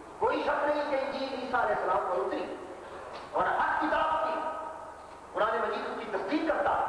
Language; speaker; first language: Urdu; non-native, local second language; Punjabi